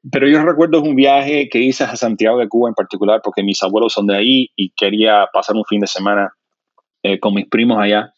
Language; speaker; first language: Spanish; non-native, fluent; English